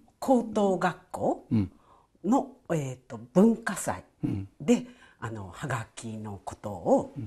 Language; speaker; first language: Japanese; native; Japanese